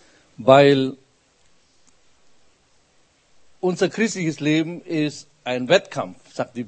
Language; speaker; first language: German; non-native, fluent; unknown